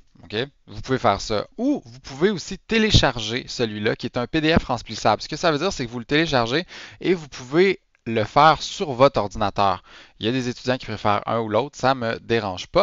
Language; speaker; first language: French; native; French